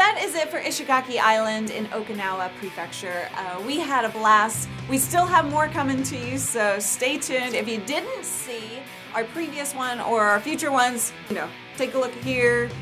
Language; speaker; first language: English; native; English